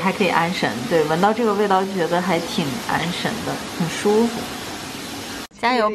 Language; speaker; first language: Chinese; native; Chinese